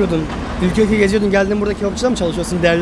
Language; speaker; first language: Turkish; native; Turkish